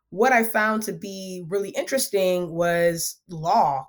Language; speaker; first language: English; early bilingual, other home language; Akan